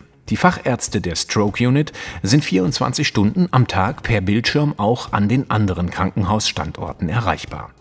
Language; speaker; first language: German; native; German